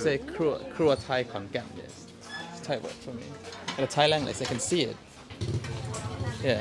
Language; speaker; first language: English; non-native, learner; Thai